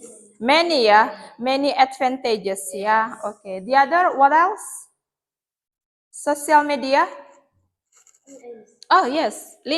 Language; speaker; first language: English; non-native, learner; Indonesian